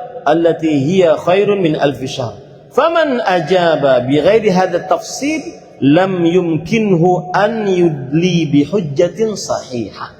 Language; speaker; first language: Arabic; non-native, fluent; Indonesian